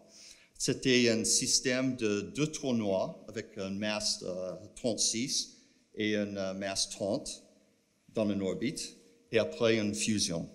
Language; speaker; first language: French; non-native, fluent; English